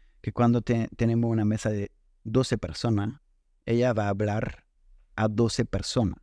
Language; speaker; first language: Spanish; non-native, fluent; French